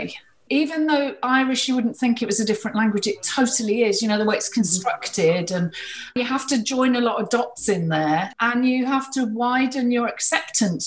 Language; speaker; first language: English; native; English